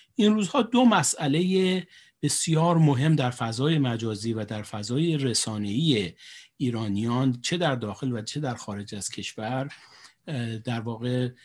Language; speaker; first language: Persian; native; Persian